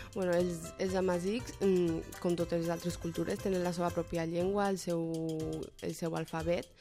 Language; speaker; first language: Catalan; early bilingual, other home language; Berber languages